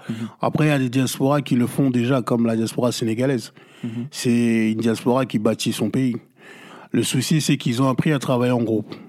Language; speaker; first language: French; non-native, local second language; Lingala